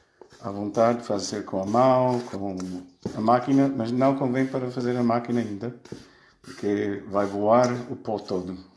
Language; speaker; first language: Portuguese; early bilingual, heritage; Portuguese